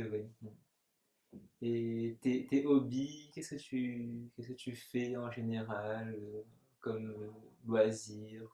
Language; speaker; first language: French; native; French